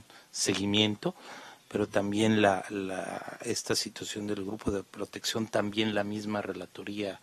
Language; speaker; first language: Spanish; native; Spanish